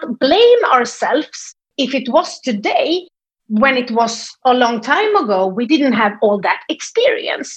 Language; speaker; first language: English; non-native, fluent; Swedish